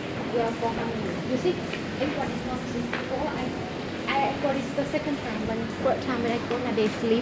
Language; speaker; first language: English; non-native, learner; Thai